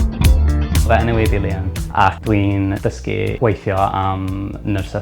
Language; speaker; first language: Welsh; non-native, local second language; English